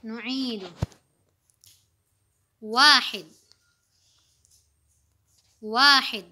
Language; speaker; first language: Arabic; non-native, fluent; Indonesian